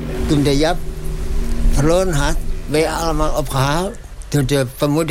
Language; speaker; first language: Dutch; non-native, local second language; Indonesian